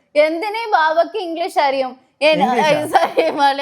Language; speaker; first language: Malayalam; non-native, learner; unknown